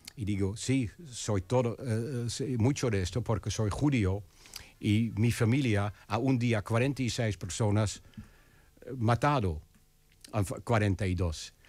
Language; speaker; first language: Spanish; non-native, learner; Dutch